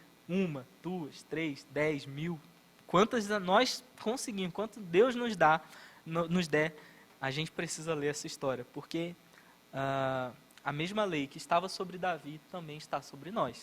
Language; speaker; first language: Portuguese; native; Portuguese